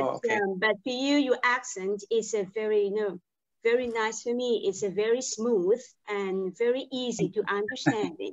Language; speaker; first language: English; non-native, learner; Thai